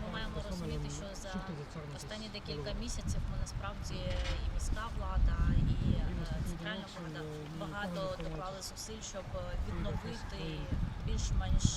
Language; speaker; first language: Ukrainian; native; Ukrainian